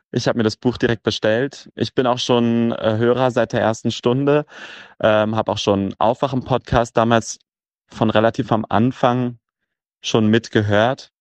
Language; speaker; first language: German; native; German